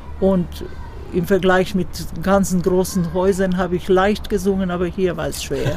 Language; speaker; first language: German; non-native, fluent; Croatian